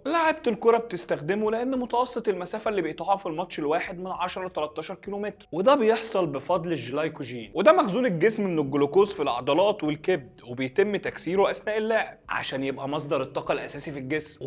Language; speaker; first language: Arabic; native; Arabic